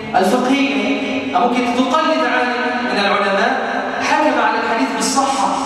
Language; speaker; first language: Arabic; native; Arabic